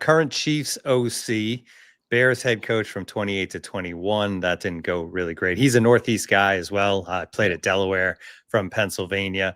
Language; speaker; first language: English; native; English